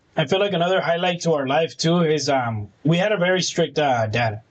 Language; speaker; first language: English; early bilingual, other home language; Spanish